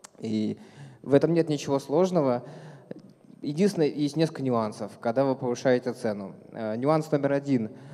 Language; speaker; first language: Russian; native; Russian